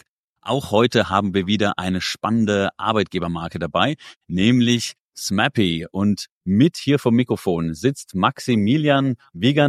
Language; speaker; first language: German; native; German